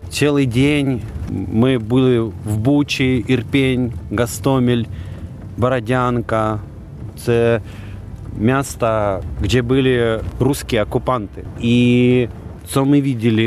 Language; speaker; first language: Polish; non-native, learner; Ukrainian